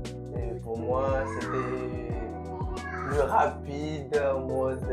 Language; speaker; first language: French; non-native, local second language; Comorian